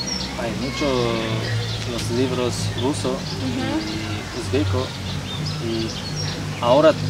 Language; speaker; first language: Spanish; non-native, learner; Uzbek